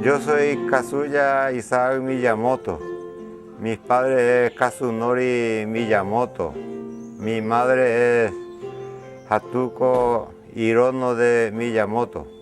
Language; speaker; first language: Spanish; early bilingual, other home language; Japanese